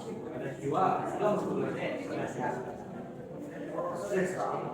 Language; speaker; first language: Japanese; non-native, learner; Indonesian